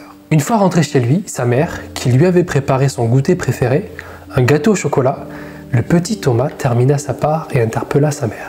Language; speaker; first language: French; native; French